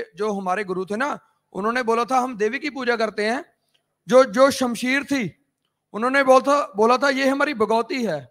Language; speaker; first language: Hindi; non-native, local second language; Punjabi